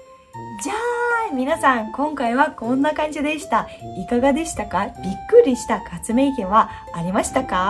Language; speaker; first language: Japanese; non-native, fluent; Russian